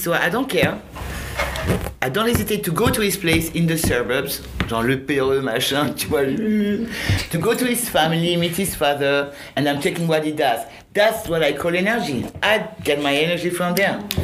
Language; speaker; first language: English; non-native, fluent; French